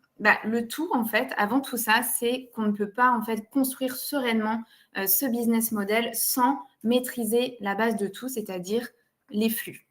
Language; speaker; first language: French; native; French